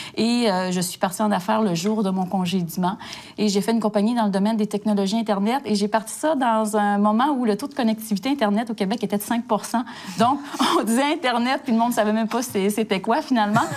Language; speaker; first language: French; native; French